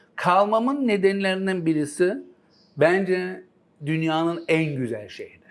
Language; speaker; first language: Turkish; early bilingual, heritage; Turkish